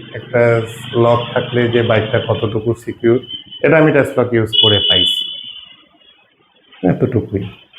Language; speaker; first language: Bangla; native; Bangla